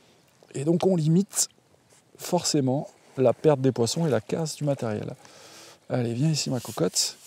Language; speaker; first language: French; native; French